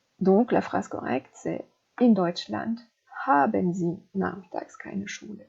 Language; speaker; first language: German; non-native, fluent; French